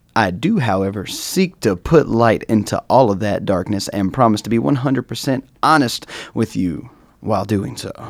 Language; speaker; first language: English; native; English